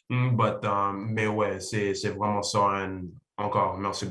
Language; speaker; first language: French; non-native, learner; English